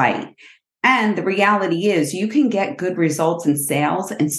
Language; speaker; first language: English; native; English